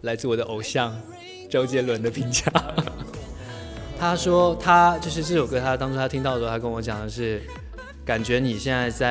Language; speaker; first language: Chinese; native; Chinese